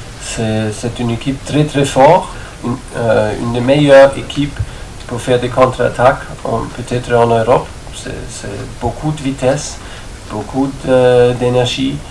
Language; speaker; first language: French; non-native, fluent; German